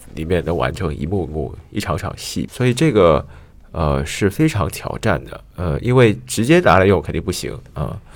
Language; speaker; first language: Chinese; native; Chinese